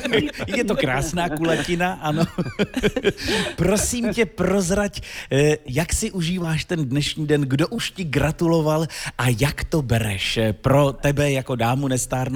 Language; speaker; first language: Czech; native; Czech